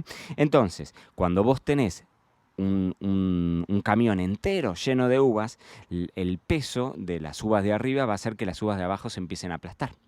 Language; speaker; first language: Spanish; native; Spanish